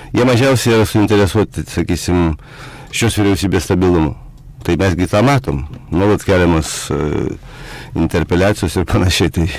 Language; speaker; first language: Lithuanian; native; Lithuanian